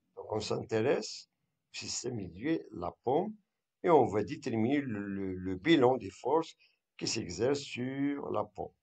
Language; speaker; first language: French; non-native, local second language; Arabic